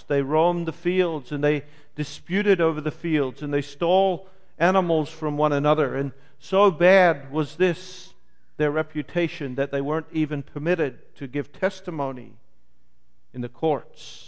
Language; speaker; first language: English; native; English